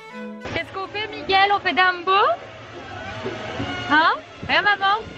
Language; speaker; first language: French; native; French